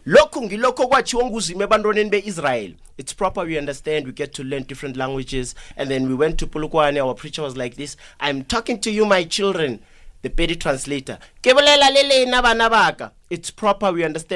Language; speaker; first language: English; non-native, local second language; South Ndebele